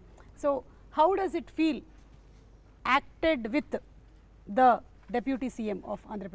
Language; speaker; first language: Telugu; native; Telugu